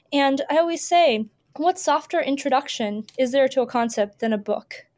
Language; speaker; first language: English; native; English